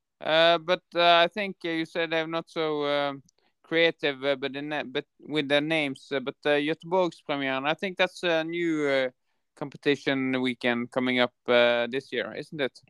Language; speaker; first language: English; non-native, fluent; Norwegian